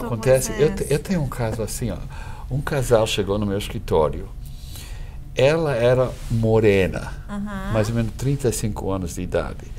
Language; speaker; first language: Portuguese; non-native, fluent; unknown